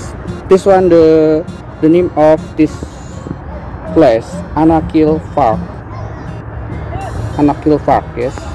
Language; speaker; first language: English; non-native, learner; Indonesian